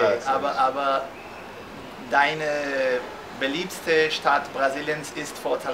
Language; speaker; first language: German; non-native, fluent; Portuguese